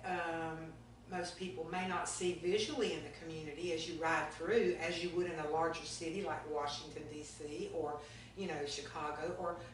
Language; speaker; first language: English; native; English